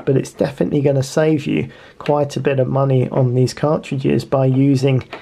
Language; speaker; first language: English; native; English